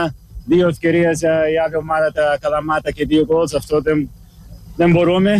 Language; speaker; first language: Greek; non-native, learner; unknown